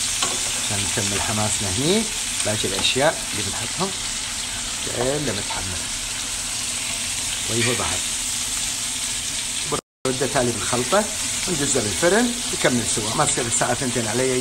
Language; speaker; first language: Arabic; native; Arabic